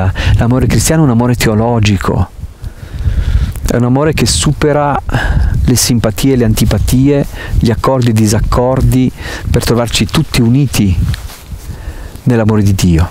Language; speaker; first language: Italian; native; Italian